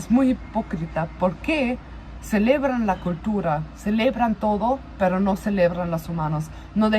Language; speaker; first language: Spanish; non-native, fluent; German